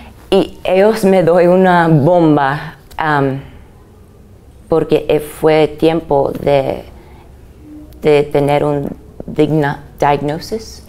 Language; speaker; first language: Spanish; early bilingual, other home language; English